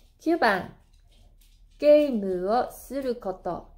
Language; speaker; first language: Japanese; non-native, fluent; Cantonese